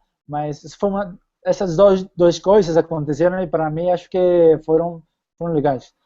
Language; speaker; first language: Portuguese; non-native, fluent; Spanish